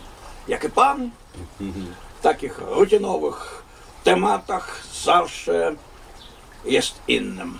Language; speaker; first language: Polish; non-native, fluent; Russian